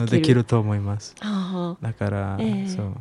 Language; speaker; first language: Japanese; non-native, learner; Spanish